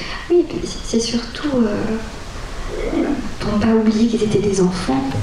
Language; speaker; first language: French; non-native, local second language; Morisyen